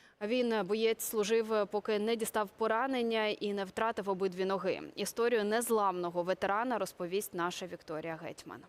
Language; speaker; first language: Ukrainian; native; Ukrainian